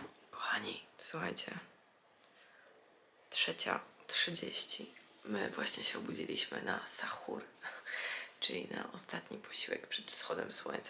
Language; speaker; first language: Polish; native; Polish